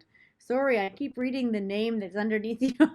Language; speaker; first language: English; native; English